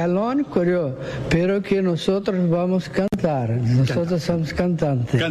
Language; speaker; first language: Spanish; non-native, learner; Portuguese